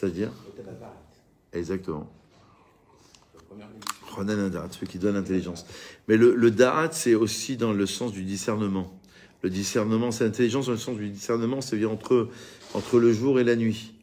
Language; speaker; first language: French; native; French